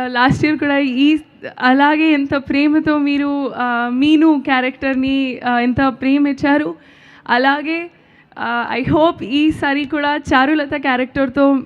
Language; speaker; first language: Telugu; non-native, learner; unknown